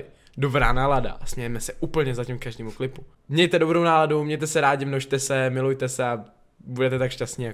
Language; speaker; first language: Czech; native; Czech